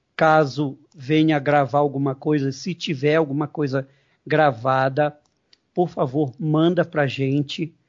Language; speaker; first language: Portuguese; native; Portuguese